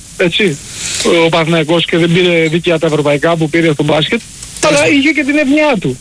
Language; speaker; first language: Greek; early bilingual, heritage; Greek